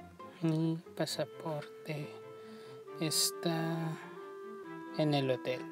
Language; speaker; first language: Spanish; non-native, learner; English